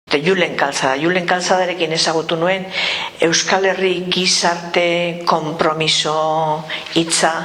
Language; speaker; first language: Basque; native; Basque